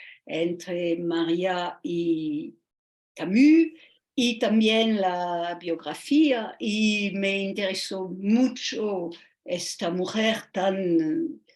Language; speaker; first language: Spanish; non-native, fluent; French